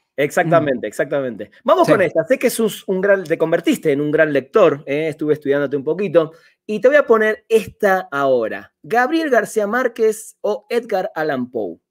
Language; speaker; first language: Spanish; native; Spanish